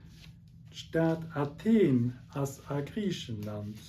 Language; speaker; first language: German; non-native, local second language; Luxembourgish